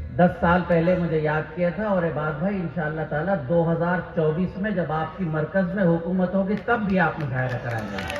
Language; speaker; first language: Urdu; native; Urdu